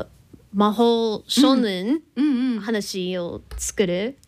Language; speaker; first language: Japanese; non-native, learner; English